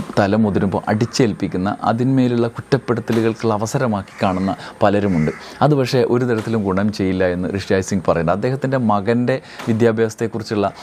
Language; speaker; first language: Malayalam; native; Malayalam